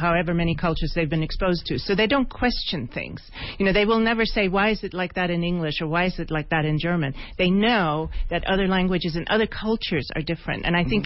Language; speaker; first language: English; non-native, fluent; Swedish